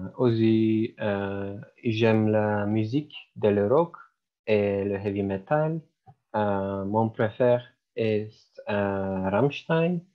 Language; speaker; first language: French; non-native, learner; Turkish